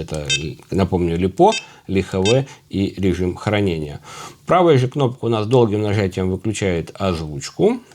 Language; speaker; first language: Russian; native; Russian